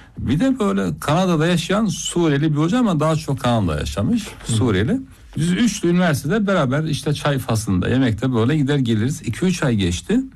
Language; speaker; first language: Turkish; non-native, local second language; Zaza